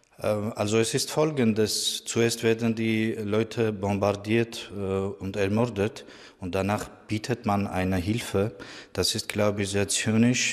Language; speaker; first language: German; non-native, fluent; Armenian